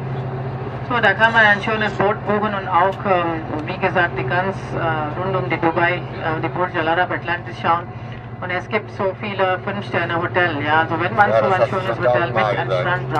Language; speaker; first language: German; non-native, fluent; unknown